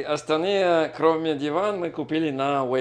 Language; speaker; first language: Russian; non-native, learner; English